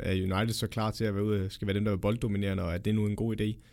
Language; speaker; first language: Danish; native; Danish